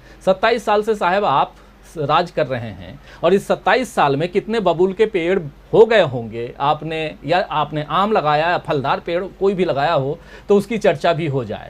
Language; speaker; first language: Hindi; native; Hindi